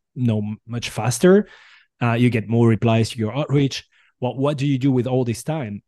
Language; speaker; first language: English; non-native, fluent; French